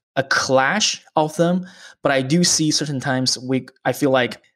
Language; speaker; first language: English; early bilingual, other home language; Chinese